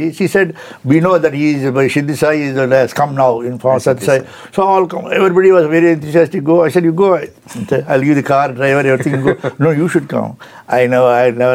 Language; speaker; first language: English; non-native, local second language; Telugu